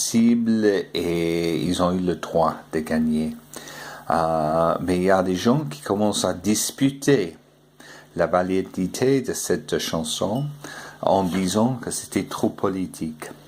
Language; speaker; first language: French; non-native, fluent; English